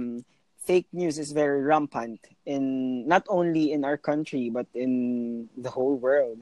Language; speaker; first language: English; non-native, local second language; Filipino